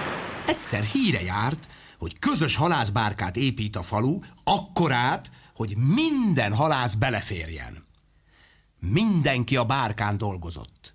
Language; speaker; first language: Hungarian; native; Hungarian